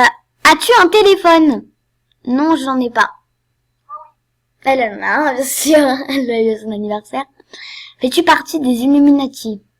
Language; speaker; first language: French; native; French